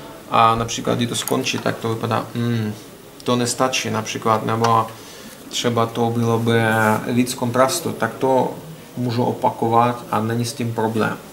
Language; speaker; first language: Czech; non-native, learner; Russian